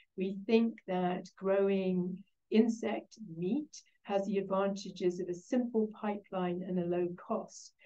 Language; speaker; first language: English; native; English